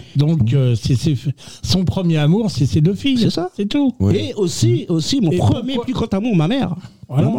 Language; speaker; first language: French; native; French